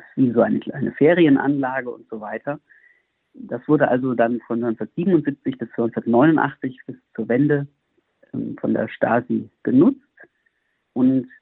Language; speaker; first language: German; native; German